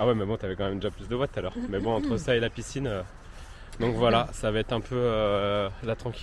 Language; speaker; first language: French; native; French